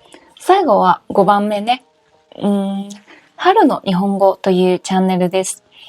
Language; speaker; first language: Japanese; non-native, fluent; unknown